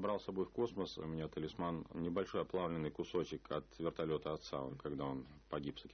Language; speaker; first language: Russian; native; Russian